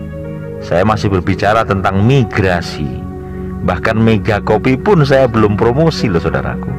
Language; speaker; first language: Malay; non-native, local second language; Javanese